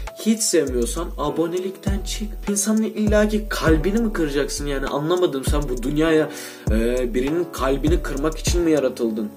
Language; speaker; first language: Turkish; non-native, fluent; Russian